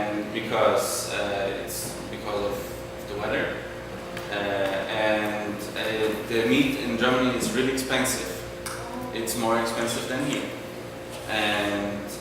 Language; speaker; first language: English; non-native, fluent; German